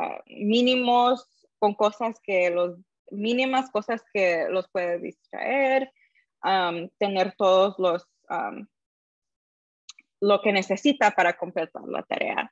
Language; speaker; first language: Spanish; early bilingual, heritage; Spanish